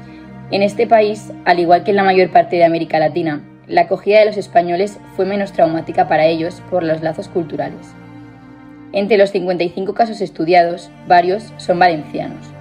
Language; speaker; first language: Spanish; native; Spanish